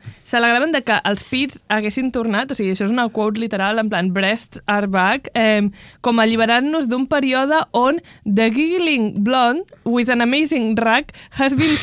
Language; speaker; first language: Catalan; native; Catalan